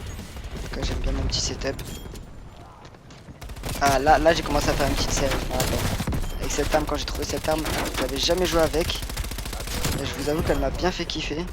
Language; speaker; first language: French; native; French